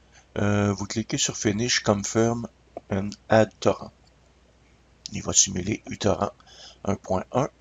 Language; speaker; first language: French; native; French